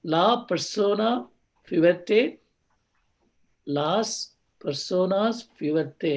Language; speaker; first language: Spanish; non-native, learner; English